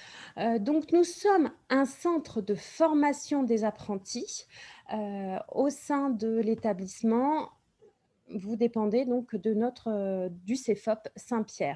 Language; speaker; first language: French; native; French